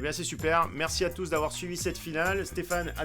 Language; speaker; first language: French; native; French